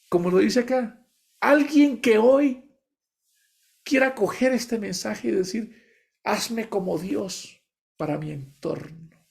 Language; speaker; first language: Spanish; native; Spanish